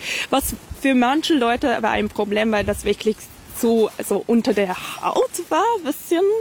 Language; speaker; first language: German; non-native, fluent; English